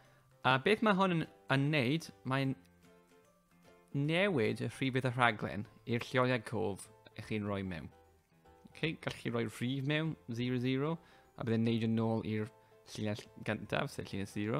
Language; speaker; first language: Welsh; native; Welsh